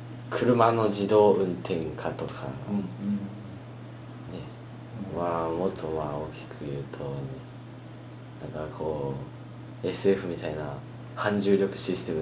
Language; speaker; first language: Japanese; native; Japanese